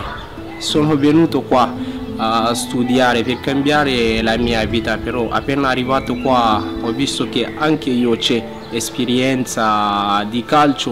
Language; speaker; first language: Italian; non-native, learner; Hausa